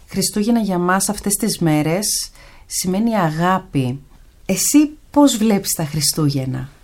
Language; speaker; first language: Greek; native; Greek